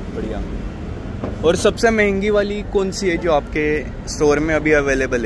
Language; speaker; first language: Hindi; non-native, local second language; Marathi